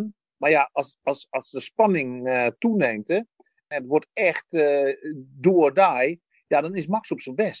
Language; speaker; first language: Dutch; native; Dutch